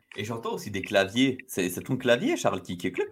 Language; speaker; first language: French; native; French